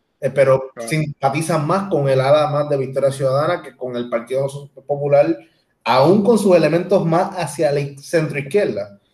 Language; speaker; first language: Spanish; native; Spanish